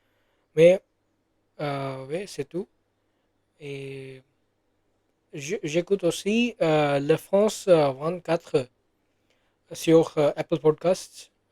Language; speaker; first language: French; non-native, learner; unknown